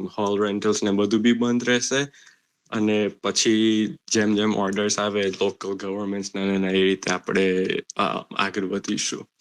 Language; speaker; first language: Gujarati; early bilingual, heritage; Gujarati